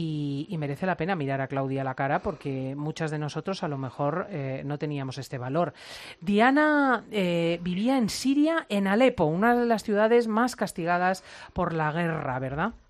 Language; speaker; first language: Spanish; native; Spanish